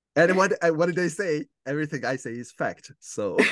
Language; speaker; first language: English; non-native, fluent; Italian